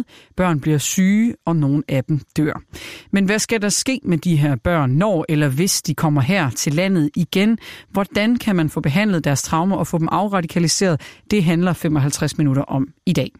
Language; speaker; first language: Danish; native; Danish